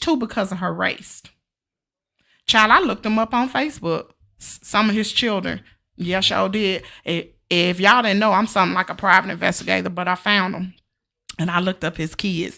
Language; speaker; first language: English; native; English